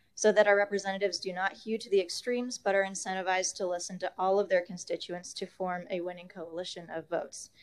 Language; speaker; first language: English; native; English